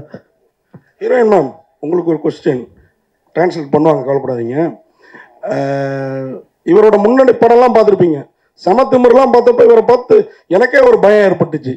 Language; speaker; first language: Tamil; native; Tamil